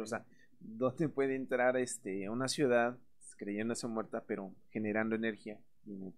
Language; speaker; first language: Spanish; native; Spanish